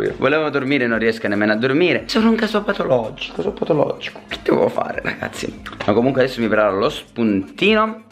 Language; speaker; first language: Italian; native; Italian